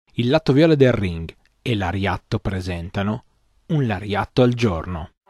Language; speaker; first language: Italian; native; Italian